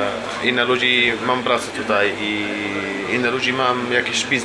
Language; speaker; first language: Polish; non-native, learner; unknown